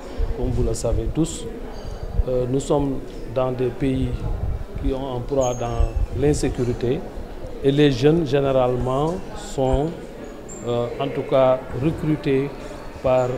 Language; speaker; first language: French; non-native, local second language; Wolof